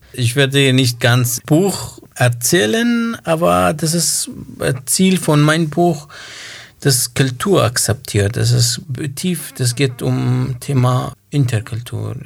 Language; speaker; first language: German; non-native, learner; Kurdish